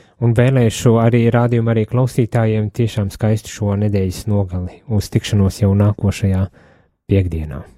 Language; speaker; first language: Latvian; native; Latvian